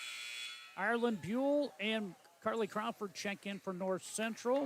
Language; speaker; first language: English; native; English